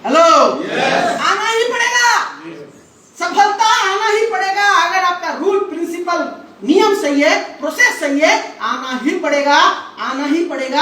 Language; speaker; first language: Hindi; non-native, local second language; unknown